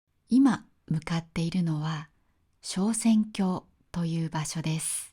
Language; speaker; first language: Japanese; native; Japanese